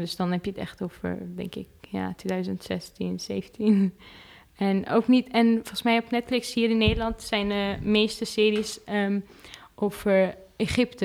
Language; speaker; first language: Dutch; non-native, fluent; Arabic